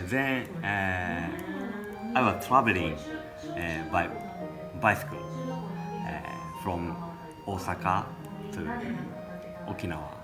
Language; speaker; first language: English; non-native, learner; Japanese